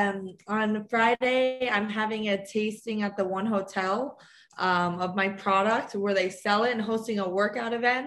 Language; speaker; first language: English; native; English